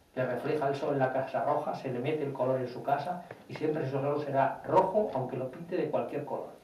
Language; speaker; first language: Spanish; native; Spanish